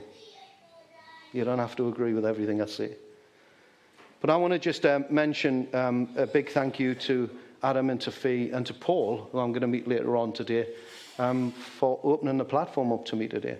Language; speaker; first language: English; native; English